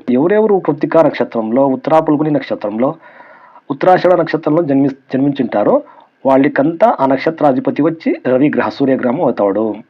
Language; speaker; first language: Telugu; non-native, local second language; Kannada